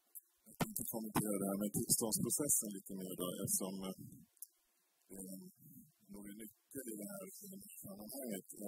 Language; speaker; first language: Swedish; native; Swedish